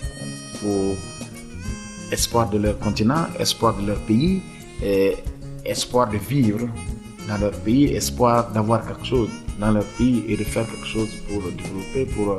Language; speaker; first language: French; non-native, local second language; Bambara